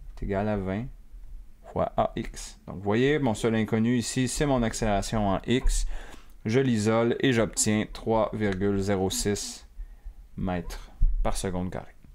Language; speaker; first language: French; native; French